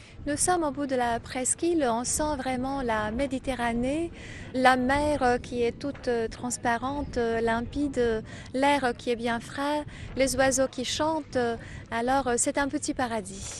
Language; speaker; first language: French; non-native, fluent; Croatian